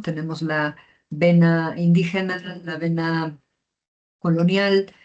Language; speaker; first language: Spanish; native; Spanish